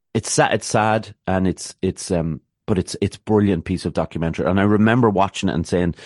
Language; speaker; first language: English; native; English